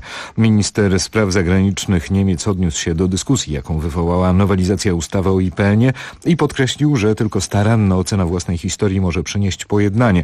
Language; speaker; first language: Polish; native; Polish